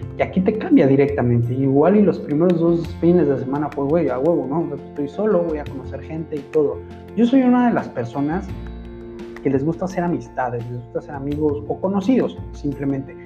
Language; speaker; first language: Spanish; native; Spanish